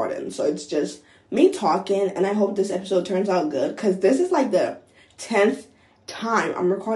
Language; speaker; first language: English; non-native, local second language; Akan